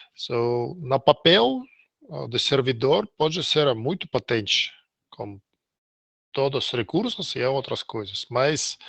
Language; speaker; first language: Portuguese; non-native, learner; Russian